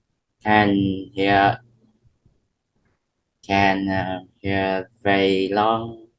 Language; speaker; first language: English; non-native, learner; Vietnamese